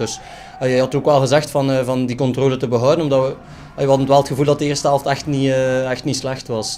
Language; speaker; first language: Dutch; native; Dutch